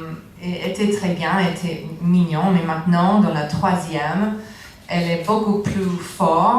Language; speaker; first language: French; non-native, learner; English